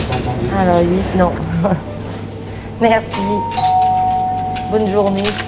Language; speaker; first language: French; native; French